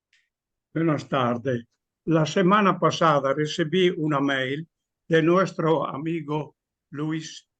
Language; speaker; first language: Spanish; non-native, learner; Italian